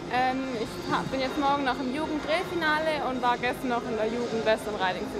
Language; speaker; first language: German; native; German